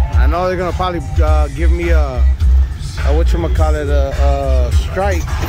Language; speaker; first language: English; early bilingual, other home language; Spanish